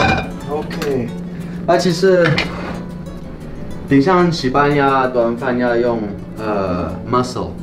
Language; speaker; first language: Chinese; non-native, fluent; French